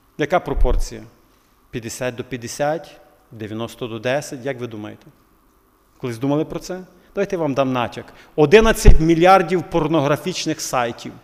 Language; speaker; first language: Ukrainian; native; Ukrainian